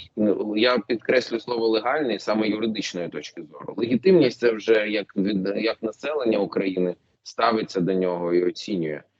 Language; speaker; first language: Ukrainian; non-native, local second language; Russian